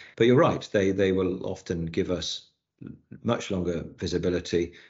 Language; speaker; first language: English; native; English